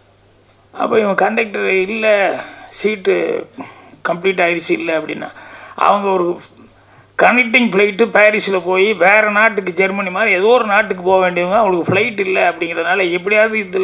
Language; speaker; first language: Tamil; native; Tamil